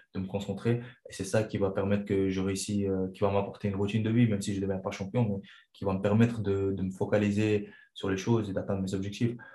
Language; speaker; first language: French; non-native, fluent; Chechen